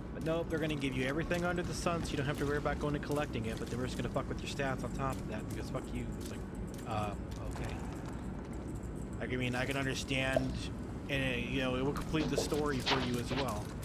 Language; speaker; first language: English; native; English